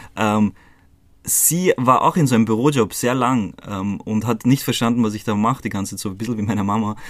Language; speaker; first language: German; early bilingual, other home language; Croatian